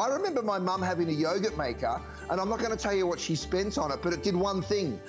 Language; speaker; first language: English; native; English